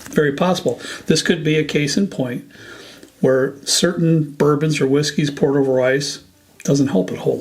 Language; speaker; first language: English; native; English